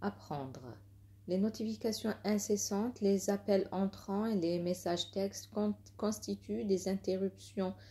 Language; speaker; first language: French; non-native, local second language; Arabic